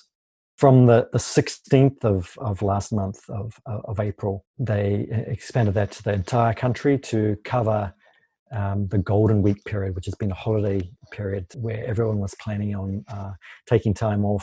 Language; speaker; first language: English; native; English